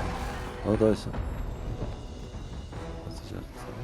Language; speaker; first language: German; native; German